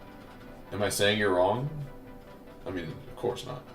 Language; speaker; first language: English; native; English